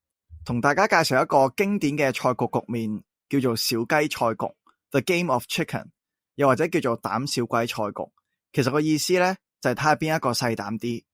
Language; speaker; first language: Cantonese; native; Cantonese